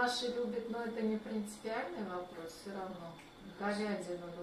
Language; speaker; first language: Russian; native; Russian